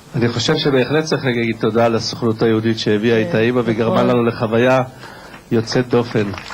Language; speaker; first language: Hebrew; native; Hebrew